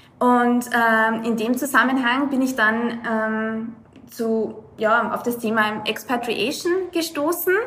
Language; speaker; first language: German; native; German